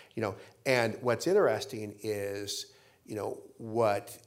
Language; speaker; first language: English; native; English